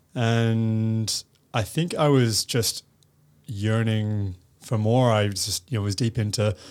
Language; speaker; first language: English; native; English